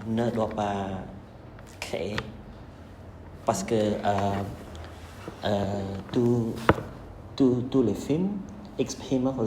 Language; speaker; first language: French; non-native, learner; Khmer